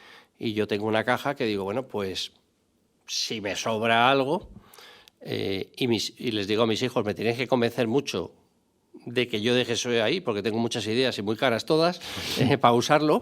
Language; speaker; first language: Spanish; native; Spanish